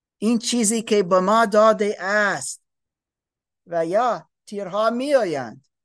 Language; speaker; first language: Persian; non-native, fluent; English